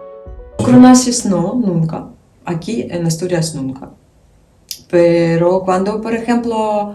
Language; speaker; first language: Spanish; non-native, learner; Ukrainian